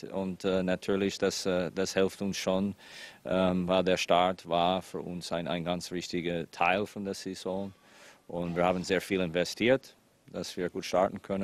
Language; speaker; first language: German; non-native, fluent; English